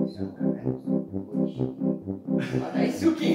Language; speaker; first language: Japanese; non-native, learner; Italian